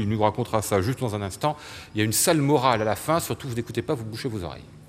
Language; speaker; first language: French; native; French